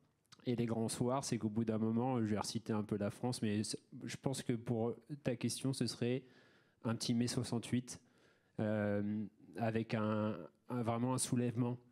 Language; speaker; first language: French; native; French